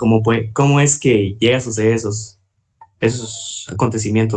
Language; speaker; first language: Spanish; native; Spanish